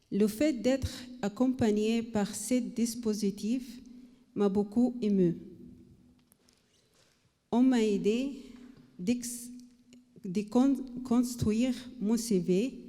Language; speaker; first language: French; non-native, learner; Arabic